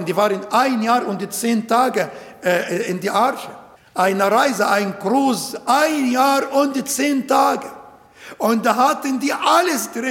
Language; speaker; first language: German; non-native, fluent; Arabic